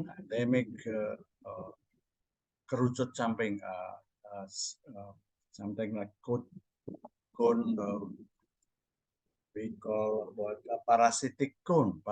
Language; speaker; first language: English; non-native, learner; Indonesian